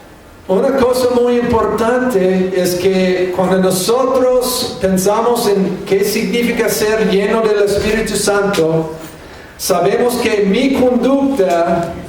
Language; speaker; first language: Spanish; non-native, fluent; English